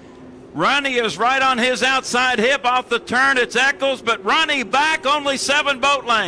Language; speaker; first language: English; native; English